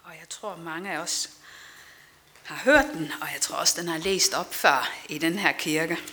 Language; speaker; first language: Danish; non-native, fluent; Dutch